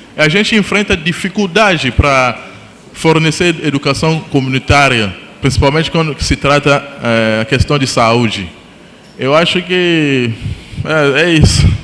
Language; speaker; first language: Portuguese; non-native, fluent; Lingala